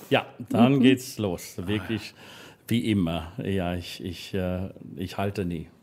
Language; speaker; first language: German; non-native, learner; English